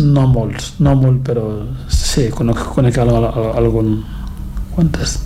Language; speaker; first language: Catalan; non-native, fluent; Fula